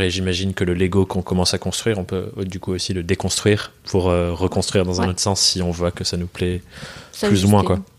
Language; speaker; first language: French; native; French